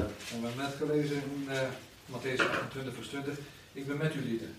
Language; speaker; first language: Dutch; native; Dutch